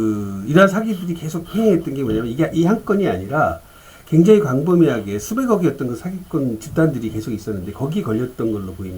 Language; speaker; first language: Korean; native; Korean